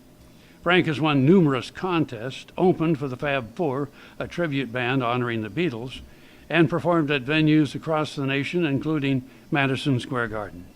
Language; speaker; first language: English; native; English